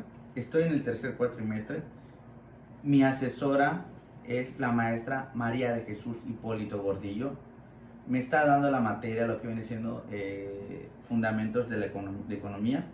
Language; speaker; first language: Spanish; native; Spanish